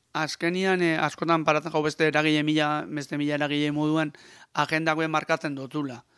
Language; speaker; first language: Basque; native; Basque